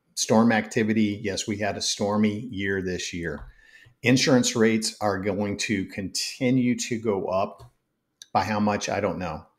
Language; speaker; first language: English; native; English